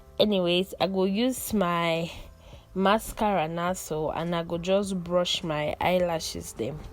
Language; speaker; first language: Nigerian Pidgin; non-native, local second language; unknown